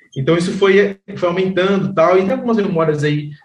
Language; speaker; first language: Portuguese; native; Portuguese